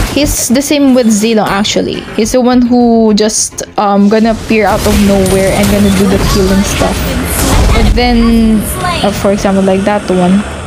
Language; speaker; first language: English; non-native, local second language; Filipino